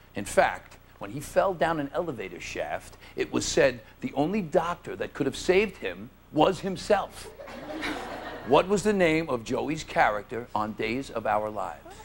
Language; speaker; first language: English; native; English